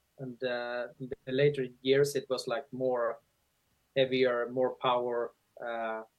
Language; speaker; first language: English; non-native, fluent; Swedish